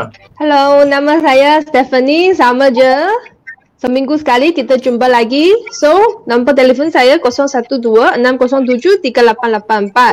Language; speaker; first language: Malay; non-native, local second language; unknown